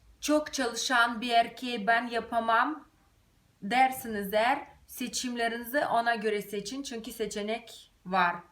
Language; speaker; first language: Turkish; non-native, fluent; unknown